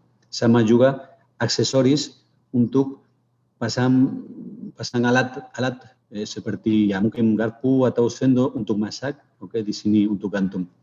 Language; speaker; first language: Indonesian; non-native, fluent; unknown